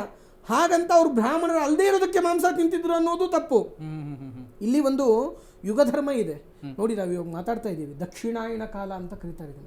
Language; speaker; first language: Kannada; native; Kannada